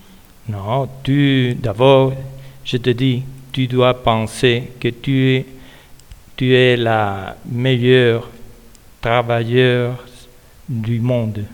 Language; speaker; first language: French; non-native, learner; Spanish